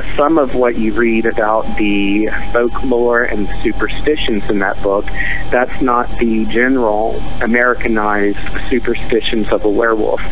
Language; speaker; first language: English; native; English